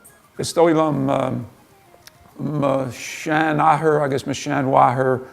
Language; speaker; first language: Irish; non-native, learner; English